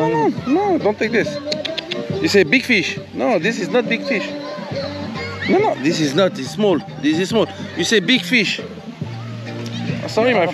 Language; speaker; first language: English; non-native, learner; French